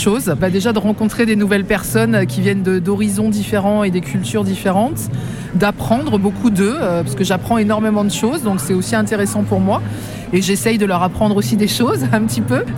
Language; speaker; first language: French; native; French